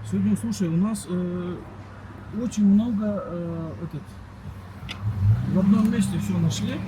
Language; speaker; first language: Russian; native; Russian